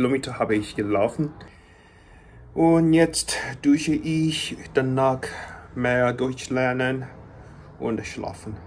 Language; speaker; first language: German; non-native, learner; Korean